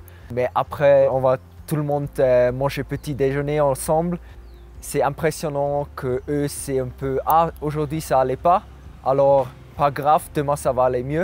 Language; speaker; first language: French; non-native, local second language; German